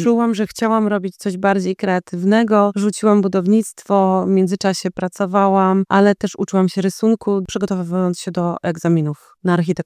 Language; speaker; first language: Polish; native; Polish